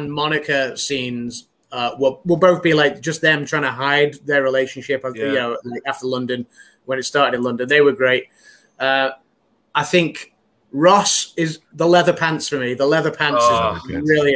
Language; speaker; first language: English; native; English